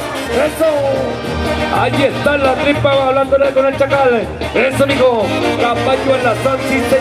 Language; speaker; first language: Spanish; native; Spanish